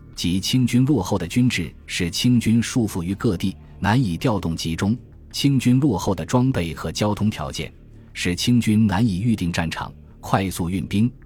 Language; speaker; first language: Chinese; native; Chinese